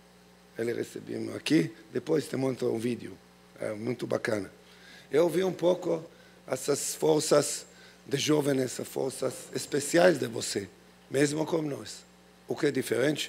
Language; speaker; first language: Portuguese; non-native, learner; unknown